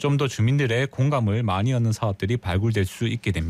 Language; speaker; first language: Korean; native; Korean